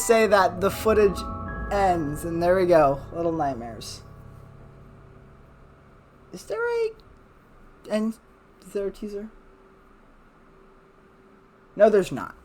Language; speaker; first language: English; native; English